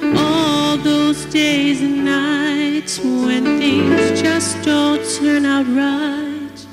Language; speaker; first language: English; native; English